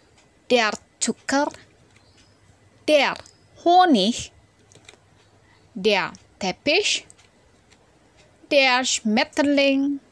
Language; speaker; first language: German; non-native, fluent; Indonesian